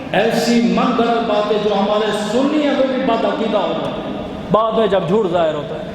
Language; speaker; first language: Urdu; non-native, local second language; Punjabi